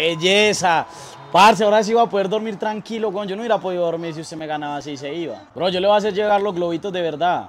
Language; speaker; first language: Spanish; native; Spanish